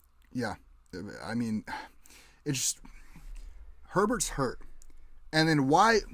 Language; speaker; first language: English; native; English